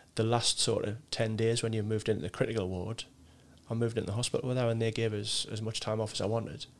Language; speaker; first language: English; native; English